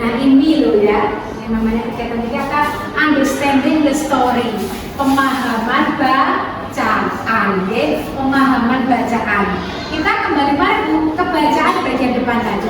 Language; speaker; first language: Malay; non-native, local second language; Javanese